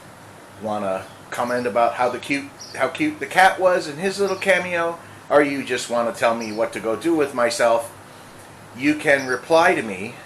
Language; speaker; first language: English; native; English